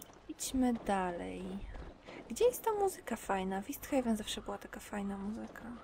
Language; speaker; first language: Polish; native; Polish